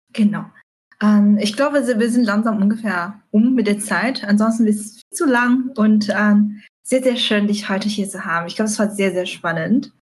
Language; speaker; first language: German; non-native, fluent; Chinese